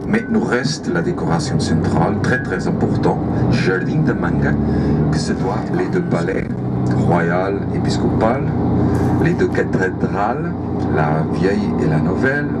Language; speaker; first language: French; non-native, fluent; Portuguese